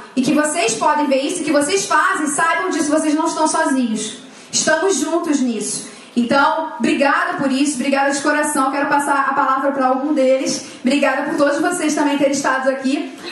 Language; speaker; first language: Portuguese; native; Portuguese